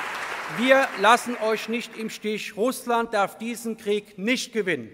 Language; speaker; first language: German; native; German